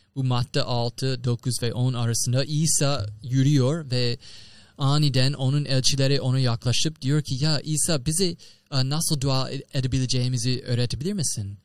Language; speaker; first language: Turkish; non-native, fluent; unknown